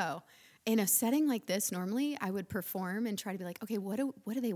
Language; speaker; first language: English; native; English